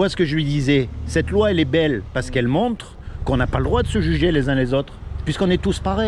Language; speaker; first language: French; native; French